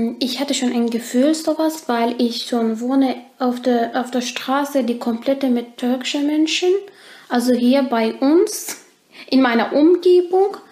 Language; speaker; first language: German; non-native, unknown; Turkish